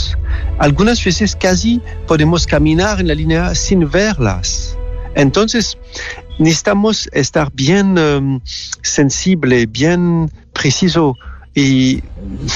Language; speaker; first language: Spanish; non-native, learner; French